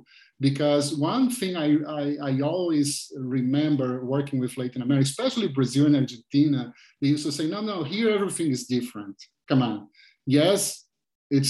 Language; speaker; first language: English; non-native, fluent; Portuguese